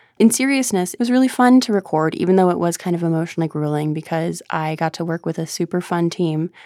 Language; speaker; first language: English; native; English